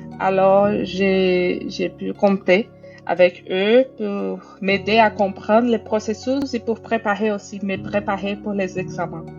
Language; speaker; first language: French; non-native, fluent; Portuguese